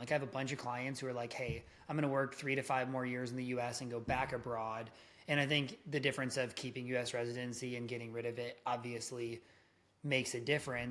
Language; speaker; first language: English; native; English